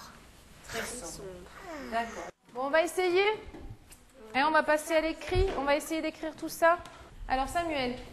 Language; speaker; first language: French; native; French